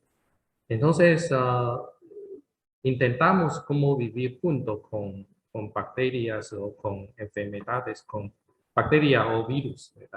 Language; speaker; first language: Spanish; non-native, learner; Chinese